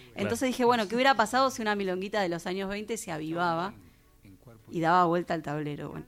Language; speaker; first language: Spanish; native; Spanish